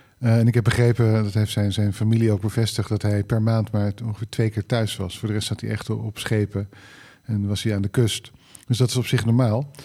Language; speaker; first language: Dutch; native; Dutch